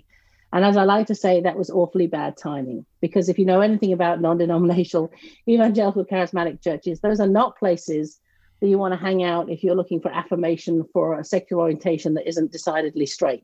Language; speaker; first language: English; native; English